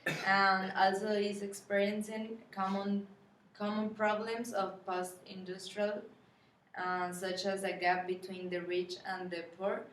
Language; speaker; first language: English; non-native, learner; Spanish